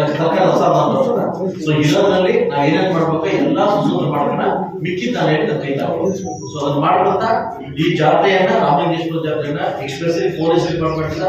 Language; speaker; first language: Kannada; native; Kannada